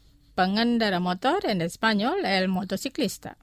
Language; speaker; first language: Spanish; non-native, fluent; Indonesian